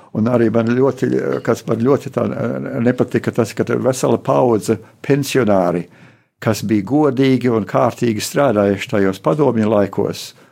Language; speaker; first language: Latvian; early bilingual, heritage; Latvian